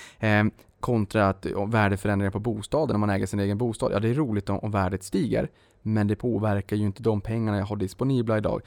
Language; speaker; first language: Swedish; native; Swedish